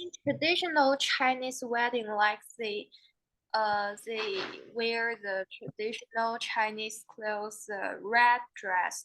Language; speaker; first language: English; non-native, learner; Chinese